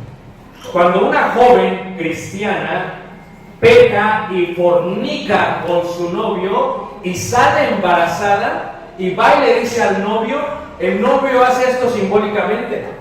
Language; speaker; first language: Spanish; early bilingual, heritage; Spanish